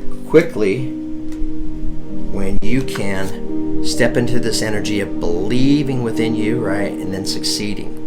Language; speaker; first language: English; native; English